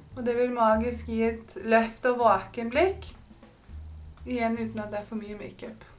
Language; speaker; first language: Norwegian; native; Norwegian